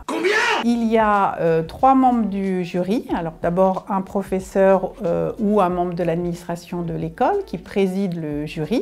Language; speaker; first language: French; native; French